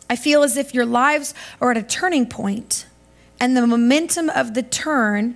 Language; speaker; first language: English; native; English